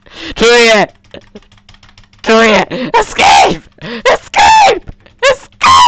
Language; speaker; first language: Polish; early bilingual, heritage; Polish